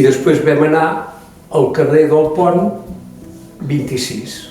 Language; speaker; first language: Catalan; native; Catalan